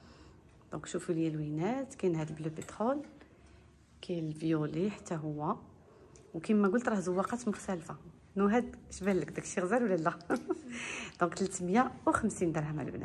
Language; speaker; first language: Arabic; native; Arabic